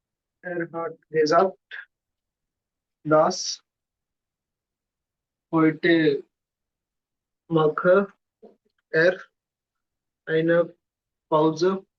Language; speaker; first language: German; non-native, learner; Hindi